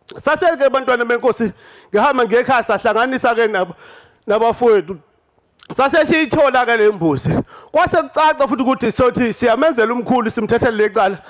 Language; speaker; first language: Zulu; native; Zulu